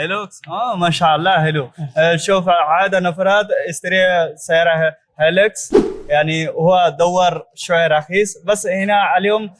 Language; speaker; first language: Arabic; non-native, learner; Bangla